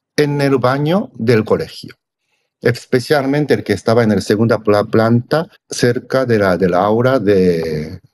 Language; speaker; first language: Spanish; non-native, fluent; Japanese